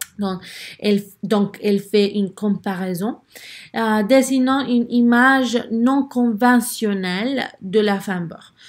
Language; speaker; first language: French; non-native, learner; Spanish